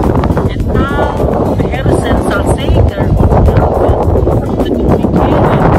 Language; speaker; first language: Dutch; non-native, learner; Indonesian